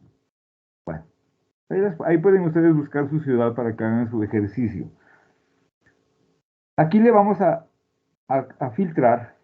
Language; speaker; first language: Spanish; native; Spanish